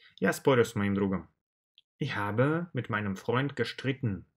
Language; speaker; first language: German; non-native, fluent; Russian